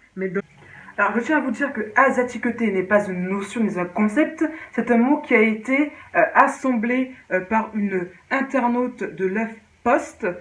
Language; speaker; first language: French; native; French